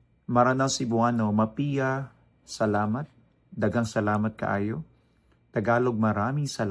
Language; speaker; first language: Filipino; non-native, local second language; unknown